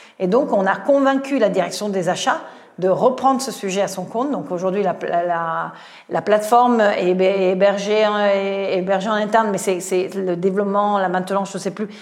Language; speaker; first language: French; non-native, fluent; Italian